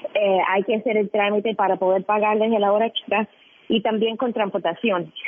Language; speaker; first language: Spanish; non-native, fluent; English